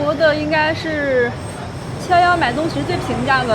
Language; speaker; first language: Chinese; native; Chinese